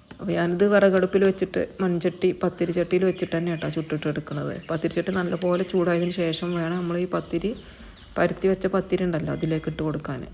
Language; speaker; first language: Malayalam; native; Malayalam